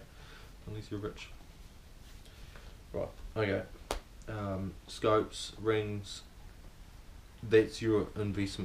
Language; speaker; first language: English; native; English